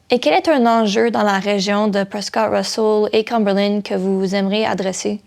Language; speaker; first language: French; native; French